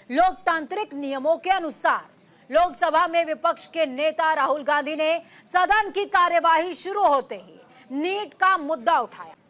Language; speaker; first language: Hindi; native; Hindi